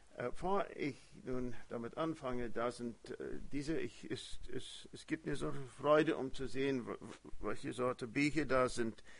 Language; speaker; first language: German; early bilingual, heritage; German